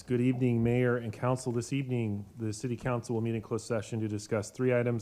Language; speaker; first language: English; native; English